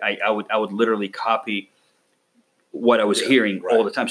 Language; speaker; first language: English; non-native, fluent; Arabic